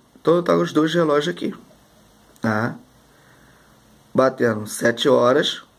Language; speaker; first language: Portuguese; native; Portuguese